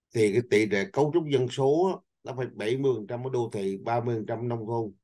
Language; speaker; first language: Vietnamese; native; Vietnamese